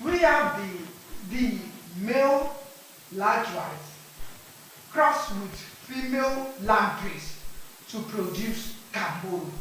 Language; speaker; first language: English; non-native, local second language; Yoruba